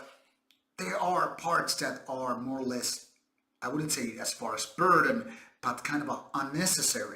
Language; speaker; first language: English; non-native, fluent; Finnish